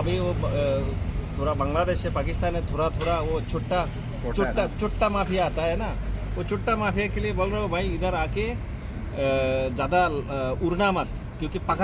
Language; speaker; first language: Hindi; non-native, learner; Bangla